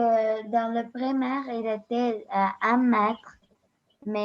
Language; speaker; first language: French; non-native, learner; Arabic